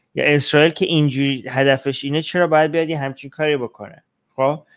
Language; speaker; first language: Persian; native; Persian